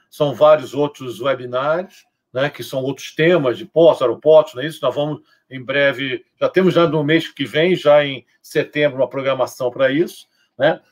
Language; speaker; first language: Portuguese; native; Portuguese